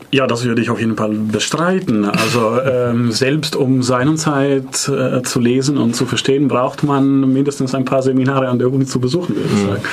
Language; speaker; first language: German; non-native, fluent; Italian